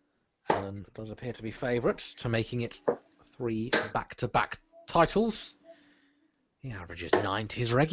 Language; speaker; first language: English; native; English